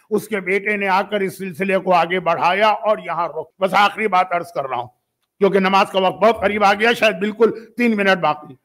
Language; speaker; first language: Urdu; native; Urdu